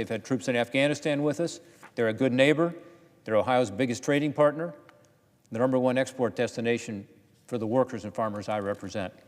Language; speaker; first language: English; native; English